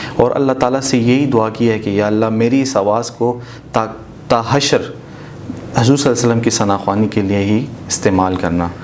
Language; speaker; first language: Urdu; native; Urdu